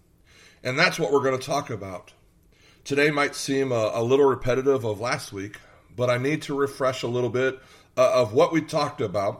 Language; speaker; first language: English; native; English